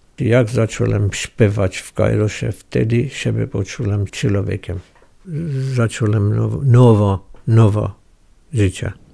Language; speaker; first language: Polish; non-native, fluent; Armenian